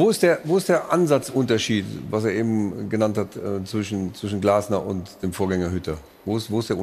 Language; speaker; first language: German; native; German